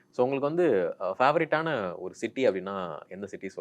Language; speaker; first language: Tamil; native; Tamil